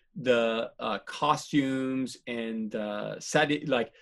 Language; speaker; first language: English; native; English